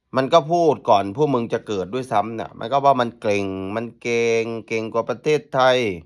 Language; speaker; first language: Thai; native; Thai